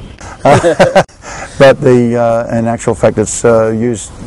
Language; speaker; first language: English; native; English